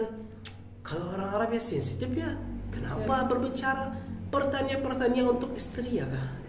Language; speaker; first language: Indonesian; non-native, learner; Arabic